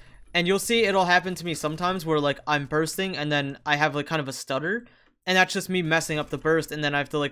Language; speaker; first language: English; native; English